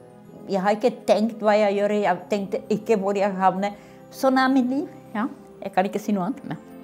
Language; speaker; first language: Norwegian; non-native, fluent; Czech